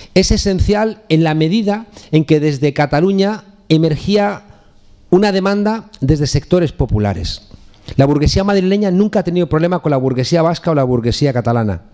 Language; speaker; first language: Spanish; native; Spanish